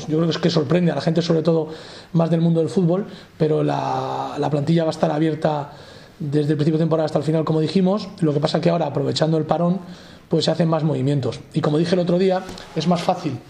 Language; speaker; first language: Spanish; native; Spanish